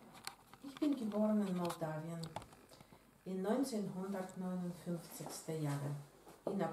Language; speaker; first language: German; non-native, learner; Russian